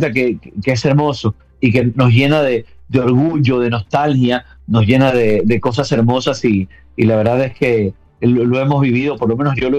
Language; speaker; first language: Spanish; native; Spanish